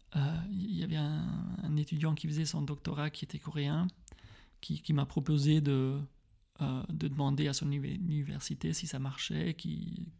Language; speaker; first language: French; early bilingual, heritage; French